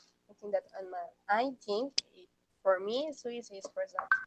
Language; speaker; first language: English; non-native, learner; Spanish